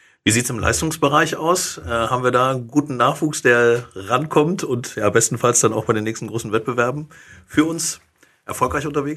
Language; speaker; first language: German; native; German